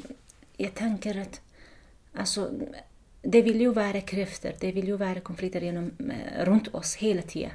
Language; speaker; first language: Norwegian; non-native, fluent; Kurdish